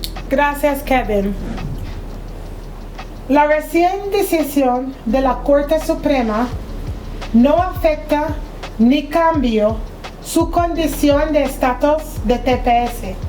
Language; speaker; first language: Spanish; non-native, fluent; English